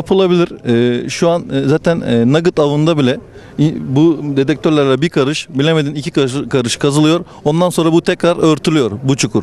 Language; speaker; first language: Turkish; native; Turkish